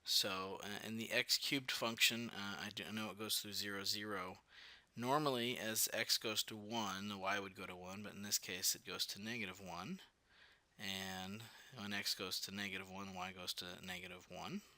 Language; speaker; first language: English; native; English